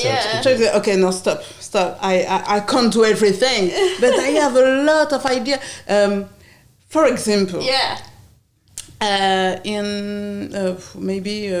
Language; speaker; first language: English; non-native, learner; French